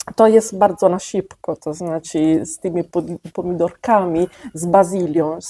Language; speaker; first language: Polish; non-native, fluent; Italian